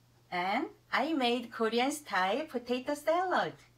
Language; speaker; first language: English; non-native, learner; Korean